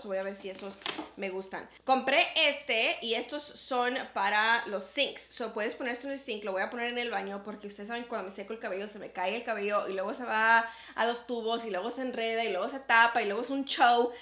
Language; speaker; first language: Spanish; early bilingual, heritage; Spanish